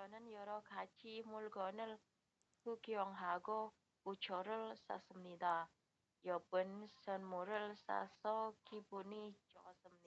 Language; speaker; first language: Korean; non-native, learner; Indonesian